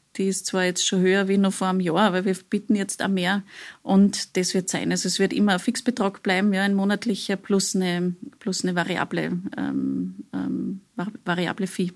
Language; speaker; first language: German; native; German